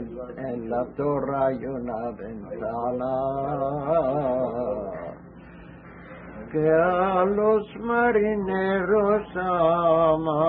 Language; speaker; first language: Spanish; early bilingual, heritage; Ladino